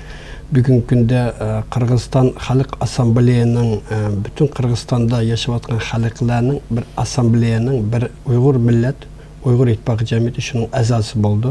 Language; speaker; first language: Turkish; non-native, learner; Uyghur